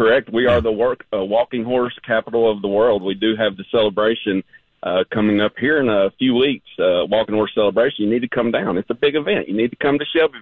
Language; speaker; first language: English; native; English